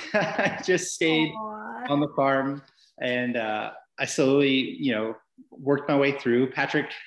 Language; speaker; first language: English; native; English